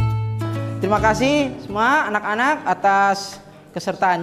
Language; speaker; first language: Indonesian; native; Indonesian